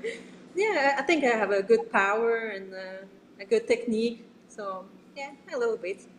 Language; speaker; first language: English; non-native, learner; Italian